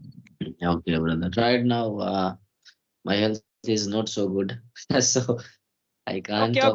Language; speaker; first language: English; non-native, learner; Hindi